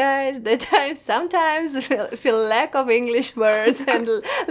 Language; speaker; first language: English; non-native, fluent; Russian